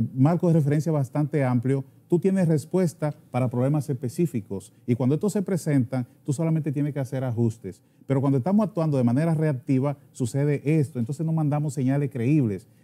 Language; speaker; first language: Spanish; native; Spanish